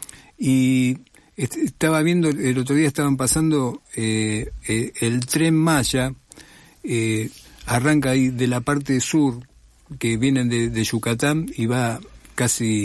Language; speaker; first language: Spanish; native; Spanish